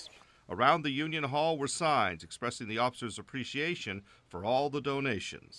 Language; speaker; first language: English; native; English